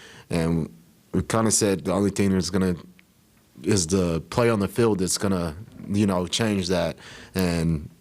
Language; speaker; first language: English; native; English